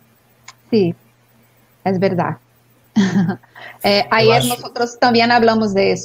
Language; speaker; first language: Portuguese; non-native, learner; Spanish